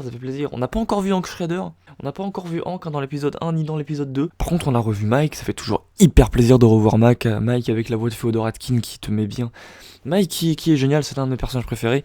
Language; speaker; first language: French; native; French